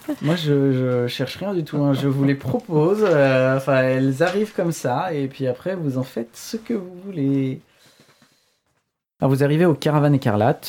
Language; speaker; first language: French; native; French